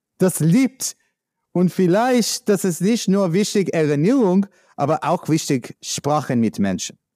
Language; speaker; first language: German; non-native, learner; English